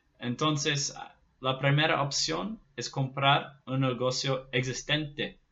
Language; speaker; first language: Spanish; non-native, fluent; Portuguese